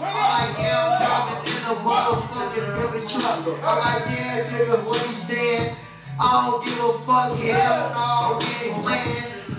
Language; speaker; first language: English; native; English